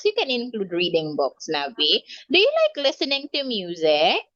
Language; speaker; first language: English; non-native, local second language; Filipino